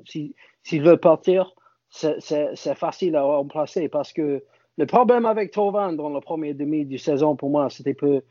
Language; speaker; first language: French; non-native, fluent; English